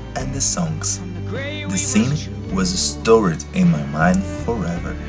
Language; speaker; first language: English; non-native, learner; Portuguese